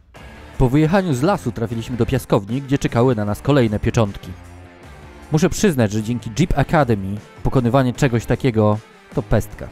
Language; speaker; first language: Polish; native; Polish